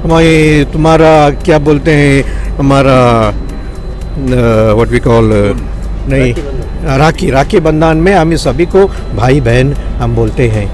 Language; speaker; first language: Hindi; non-native, local second language; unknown